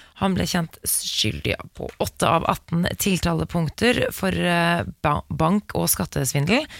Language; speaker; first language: Norwegian; native; Norwegian